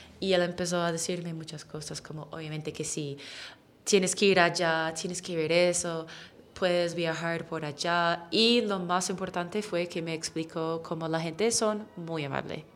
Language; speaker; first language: Spanish; non-native, fluent; English